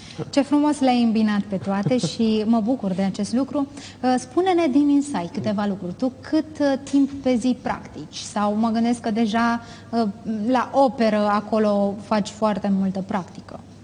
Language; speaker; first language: Romanian; native; Romanian